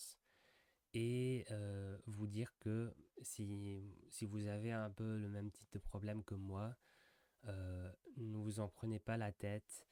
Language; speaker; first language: French; non-native, fluent; English